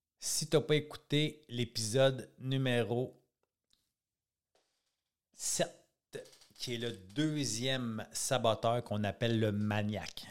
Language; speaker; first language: French; native; French